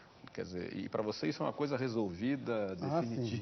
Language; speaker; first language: Portuguese; native; Portuguese